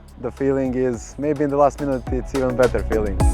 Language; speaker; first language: English; non-native, fluent; Slovak